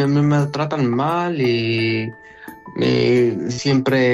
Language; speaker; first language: Spanish; non-native, learner; Arabic